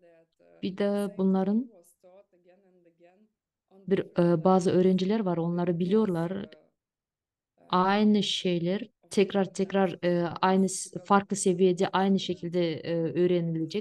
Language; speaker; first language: Turkish; non-native, fluent; Russian